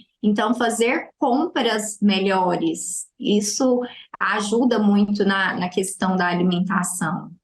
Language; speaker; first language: Portuguese; native; Portuguese